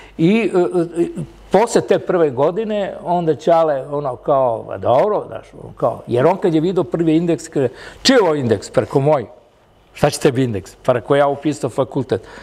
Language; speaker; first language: Serbian; early bilingual, other home language; Italian